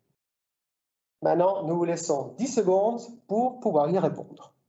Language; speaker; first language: French; native; French